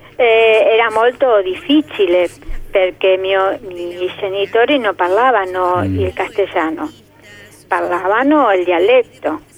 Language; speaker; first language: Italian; early bilingual, heritage; Italian